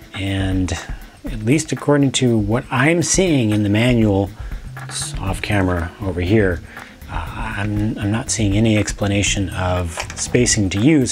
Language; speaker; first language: English; native; English